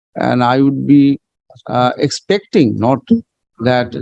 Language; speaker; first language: English; non-native, local second language; Bangla